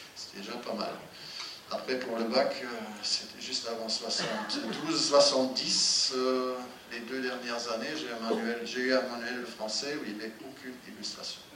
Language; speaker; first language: French; non-native, fluent; German